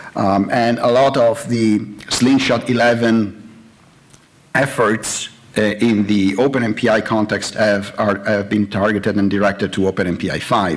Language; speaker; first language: English; non-native, fluent; Italian